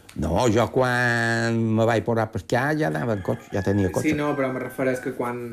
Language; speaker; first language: Catalan; native; Catalan